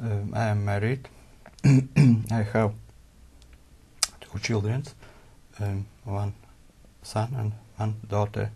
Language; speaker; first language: English; non-native, learner; Latvian